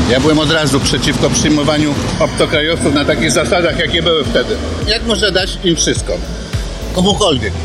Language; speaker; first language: Polish; native; Polish